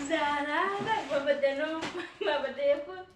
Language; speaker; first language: Arabic; non-native, learner; Oromo